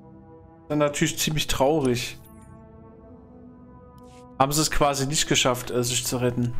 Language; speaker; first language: German; native; German